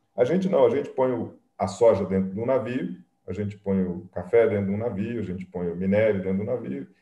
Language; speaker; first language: Portuguese; native; Portuguese